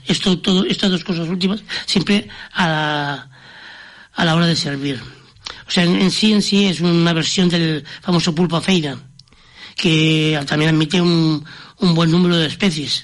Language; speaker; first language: Spanish; native; Spanish